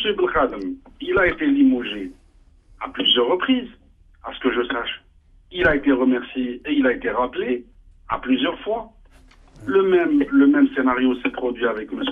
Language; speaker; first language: French; non-native, local second language; Arabic